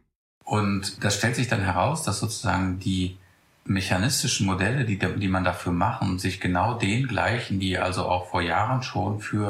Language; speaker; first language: German; native; German